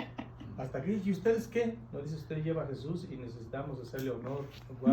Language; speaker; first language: Spanish; native; Spanish